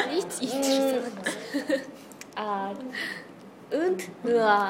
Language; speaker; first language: German; non-native, learner; Japanese